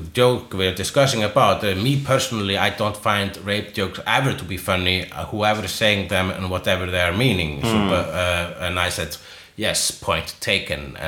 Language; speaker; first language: English; non-native, fluent; Icelandic